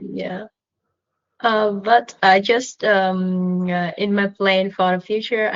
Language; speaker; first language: English; non-native, learner; Vietnamese